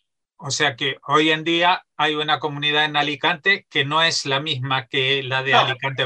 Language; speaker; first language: Spanish; native; Spanish